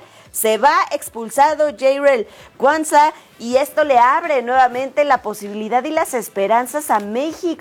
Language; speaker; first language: Spanish; native; Spanish